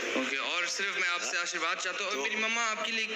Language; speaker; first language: Hindi; early bilingual, heritage; Hindi